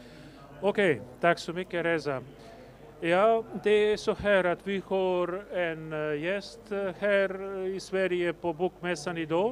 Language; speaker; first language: Swedish; non-native, fluent; Macedonian